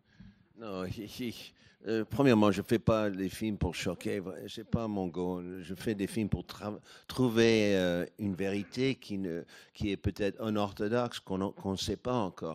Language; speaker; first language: French; non-native, fluent; English